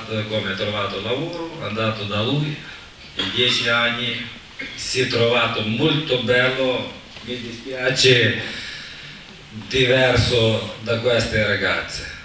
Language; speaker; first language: Italian; non-native, learner; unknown